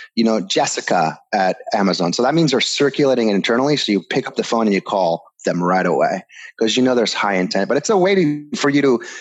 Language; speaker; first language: English; early bilingual, other home language; Spanish